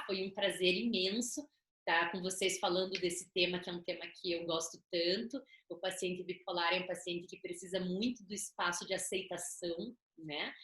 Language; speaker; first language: Portuguese; native; Portuguese